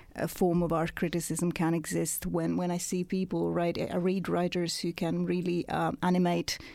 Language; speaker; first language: English; non-native, fluent; Italian